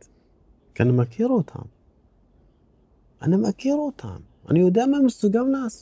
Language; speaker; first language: Hebrew; non-native, local second language; Arabic